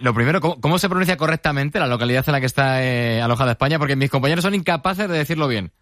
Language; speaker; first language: Spanish; native; Spanish